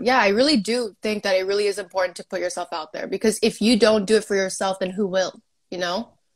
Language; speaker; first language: English; native; English